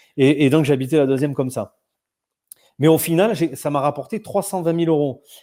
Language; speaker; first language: French; native; French